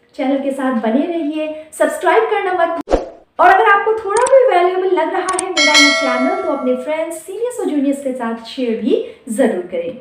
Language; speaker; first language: Hindi; non-native, local second language; Assamese